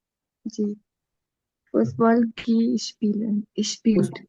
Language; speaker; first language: German; non-native, learner; Urdu